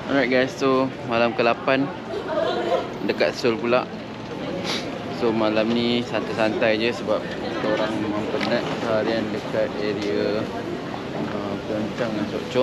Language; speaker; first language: Malay; native; Malay